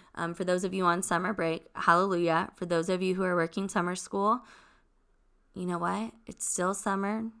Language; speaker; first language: English; native; English